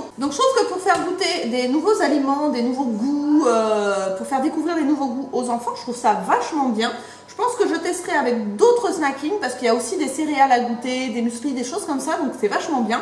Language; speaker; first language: French; native; French